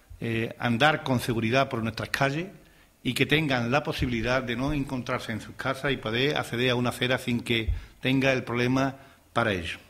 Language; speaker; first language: Spanish; native; Spanish